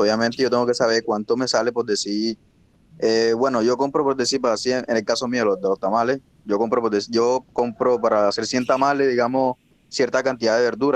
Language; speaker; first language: Spanish; native; Spanish